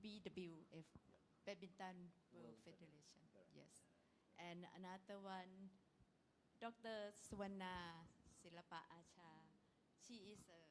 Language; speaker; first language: English; non-native, learner; Thai